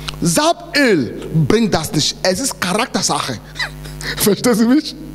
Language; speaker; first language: German; non-native, fluent; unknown